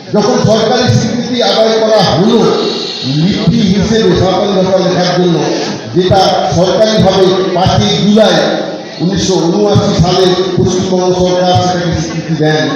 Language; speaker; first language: Bangla; non-native, local second language; Santali